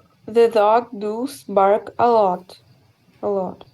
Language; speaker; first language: English; non-native, learner; Portuguese